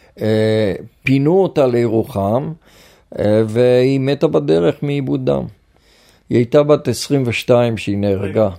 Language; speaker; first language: Hebrew; native; Hebrew